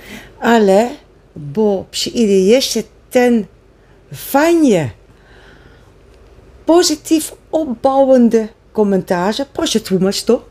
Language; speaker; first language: Polish; non-native, learner; Dutch